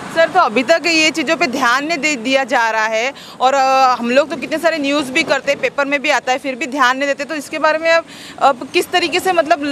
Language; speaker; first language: Hindi; non-native, local second language; Marathi